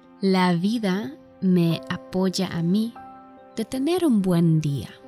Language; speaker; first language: Spanish; non-native, fluent; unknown